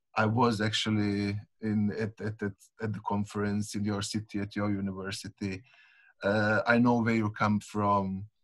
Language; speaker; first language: English; non-native, fluent; Croatian